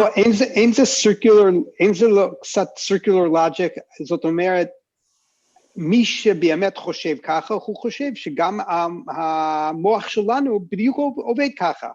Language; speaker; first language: Hebrew; non-native, fluent; English